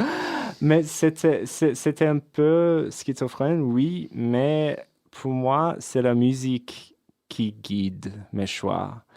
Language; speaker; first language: French; non-native, fluent; English